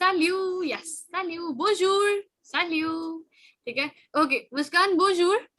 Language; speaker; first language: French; non-native, fluent; Hindi